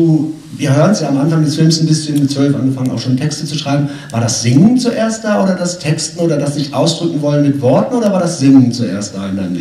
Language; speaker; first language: German; native; German